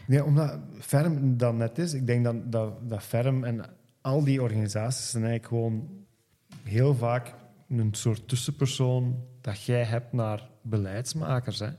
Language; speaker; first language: Dutch; native; Dutch